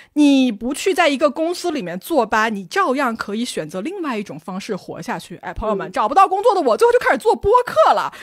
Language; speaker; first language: Chinese; native; Chinese